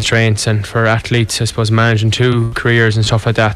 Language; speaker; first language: English; native; English